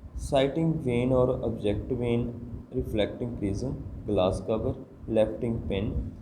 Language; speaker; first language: English; non-native, local second language; Punjabi